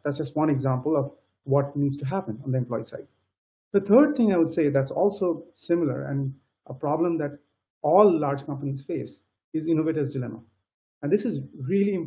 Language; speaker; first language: English; non-native, local second language; Bangla